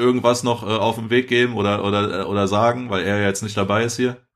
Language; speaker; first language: German; native; German